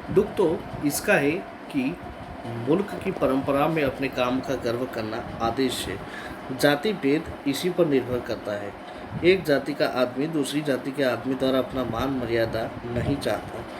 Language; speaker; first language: Hindi; non-native, local second language; Gujarati